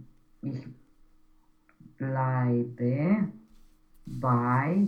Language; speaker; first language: German; non-native, learner; Romanian